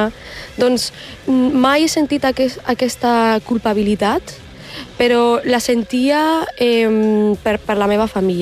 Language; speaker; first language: Catalan; early bilingual, other home language; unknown